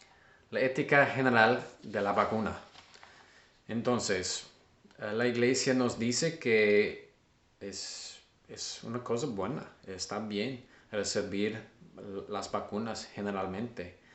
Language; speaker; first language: Spanish; non-native, learner; English